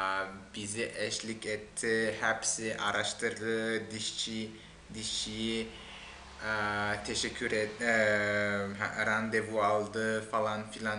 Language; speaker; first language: Turkish; non-native, fluent; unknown